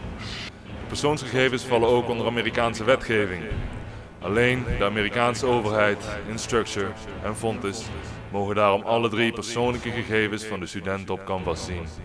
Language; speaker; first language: Dutch; native; Dutch